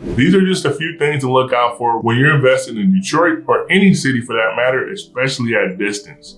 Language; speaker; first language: English; native; English